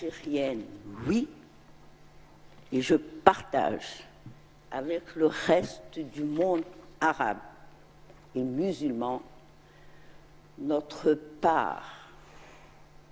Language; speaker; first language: French; non-native, local second language; Arabic